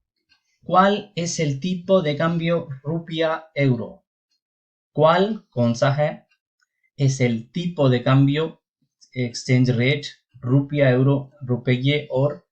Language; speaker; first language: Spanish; non-native, fluent; Urdu